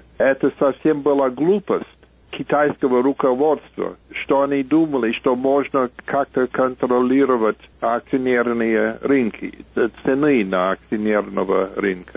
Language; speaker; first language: Russian; non-native, fluent; English